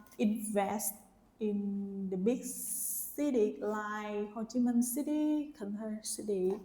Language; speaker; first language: English; non-native, learner; Vietnamese